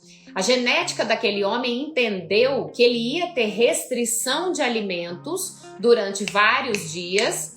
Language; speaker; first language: Portuguese; native; Portuguese